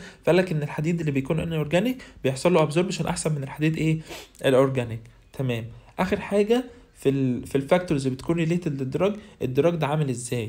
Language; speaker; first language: Arabic; native; Arabic